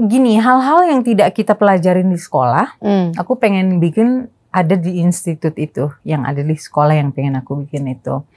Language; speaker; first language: Indonesian; native; Indonesian